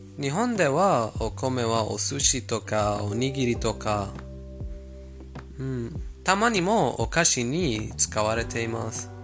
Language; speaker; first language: Japanese; non-native, fluent; Persian